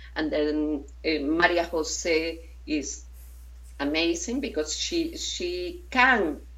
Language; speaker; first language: English; non-native, fluent; Spanish